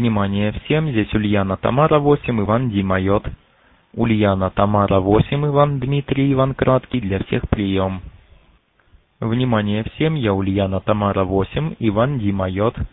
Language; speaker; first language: Russian; native; Russian